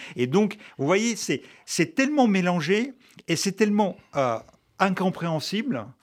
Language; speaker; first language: French; non-native, fluent; Russian